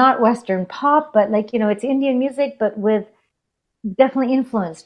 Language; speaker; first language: English; non-native, fluent; Hindi